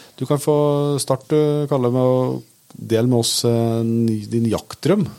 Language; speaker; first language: Norwegian; native; Norwegian